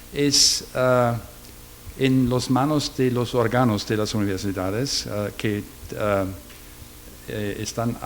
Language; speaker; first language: Spanish; non-native, learner; German